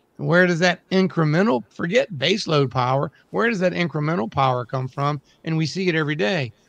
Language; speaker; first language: English; native; English